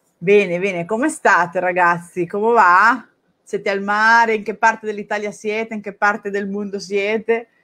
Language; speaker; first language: Italian; non-native, fluent; Spanish